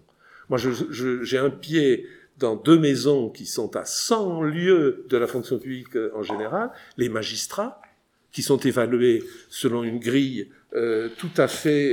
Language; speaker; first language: French; native; French